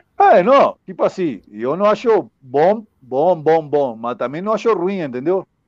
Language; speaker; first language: Portuguese; non-native, fluent; Spanish